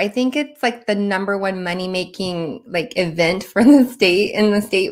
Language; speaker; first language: English; native; English